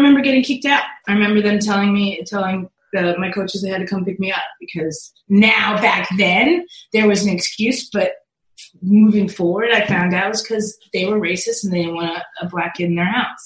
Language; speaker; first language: English; native; English